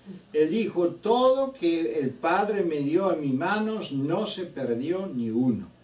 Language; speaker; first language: Spanish; non-native, fluent; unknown